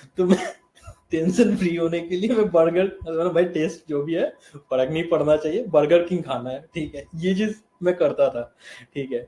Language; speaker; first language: Hindi; non-native, local second language; Bangla